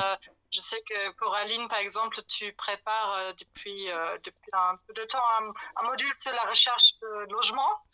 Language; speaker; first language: French; non-native, fluent; German